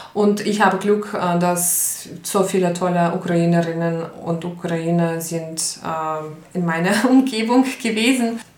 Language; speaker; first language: German; non-native, fluent; Ukrainian